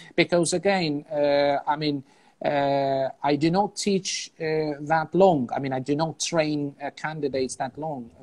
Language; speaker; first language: English; non-native, fluent; Azerbaijani